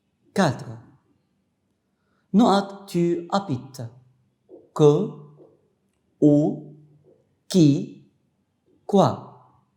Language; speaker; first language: French; non-native, fluent; Arabic